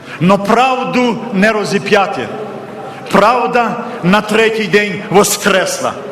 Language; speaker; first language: Ukrainian; native; Ukrainian